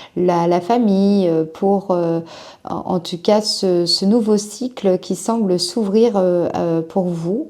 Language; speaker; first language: French; native; French